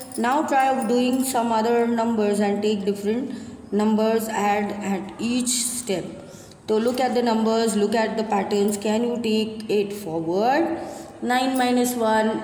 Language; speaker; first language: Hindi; non-native, local second language; Gujarati